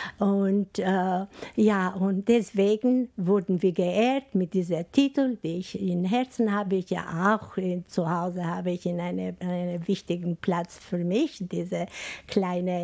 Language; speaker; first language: German; non-native, learner; Albanian